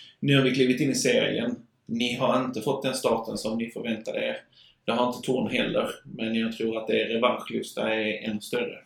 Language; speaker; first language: Swedish; native; Swedish